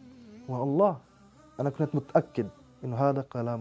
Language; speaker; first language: Arabic; non-native, fluent; French